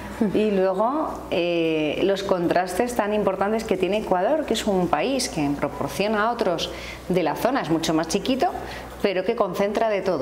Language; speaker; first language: Spanish; native; Spanish